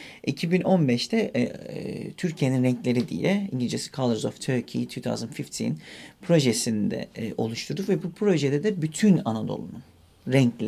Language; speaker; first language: Turkish; native; Turkish